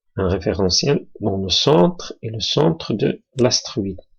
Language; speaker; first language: French; non-native, local second language; Arabic